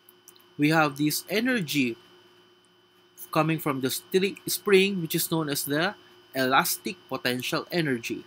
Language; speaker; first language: English; non-native, local second language; Filipino